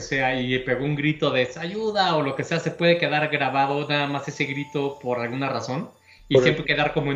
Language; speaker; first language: Spanish; native; Spanish